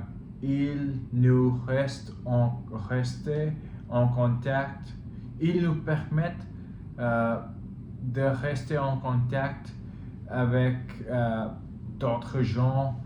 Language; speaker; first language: French; non-native, learner; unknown